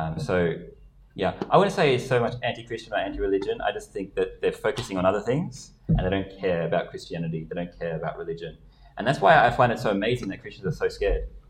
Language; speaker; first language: English; native; English